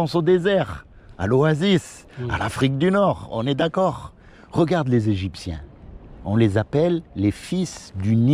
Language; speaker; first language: French; native; French